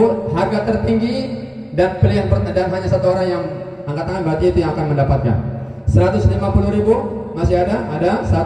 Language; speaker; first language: Indonesian; native; Indonesian